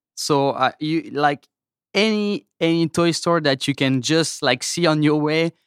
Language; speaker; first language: English; non-native, fluent; French